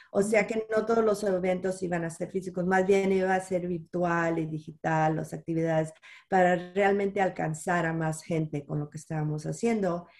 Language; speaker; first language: Spanish; early bilingual, heritage; Spanish